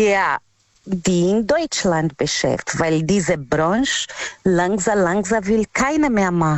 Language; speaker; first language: German; non-native, learner; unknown